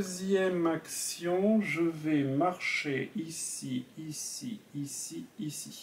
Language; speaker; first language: French; native; French